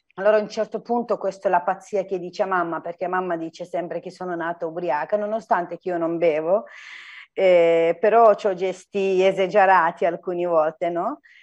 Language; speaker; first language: Italian; non-native, fluent; Turkish